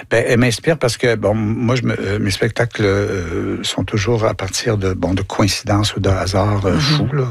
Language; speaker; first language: French; native; French